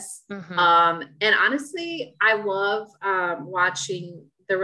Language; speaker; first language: English; native; English